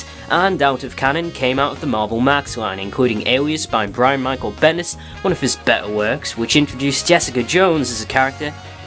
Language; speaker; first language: English; native; English